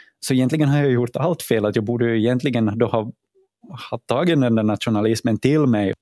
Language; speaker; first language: Swedish; native; Swedish